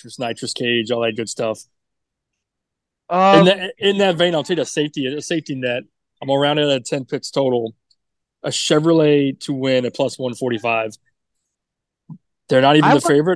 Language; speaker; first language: English; native; English